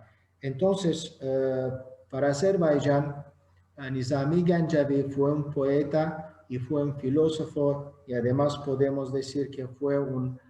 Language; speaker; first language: Spanish; non-native, fluent; Azerbaijani